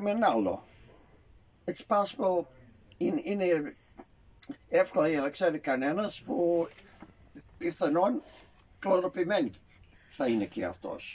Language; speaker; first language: Greek; early bilingual, heritage; Greek